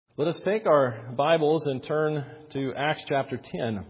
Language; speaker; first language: English; native; English